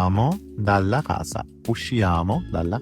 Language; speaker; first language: Italian; non-native, fluent; Sinhala